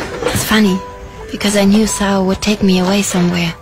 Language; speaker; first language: English; non-native, fluent; German